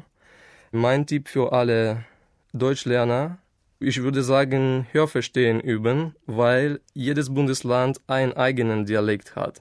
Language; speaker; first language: German; non-native, fluent; Ukrainian